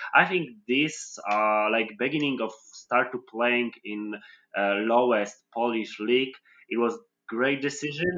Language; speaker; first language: English; non-native, fluent; Polish